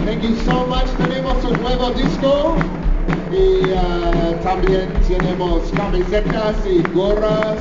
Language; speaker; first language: Spanish; non-native, learner; English